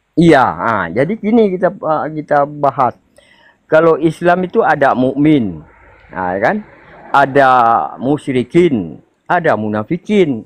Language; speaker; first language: Indonesian; non-native, local second language; Achinese